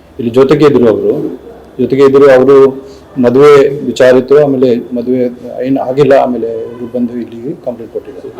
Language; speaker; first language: Kannada; non-native, local second language; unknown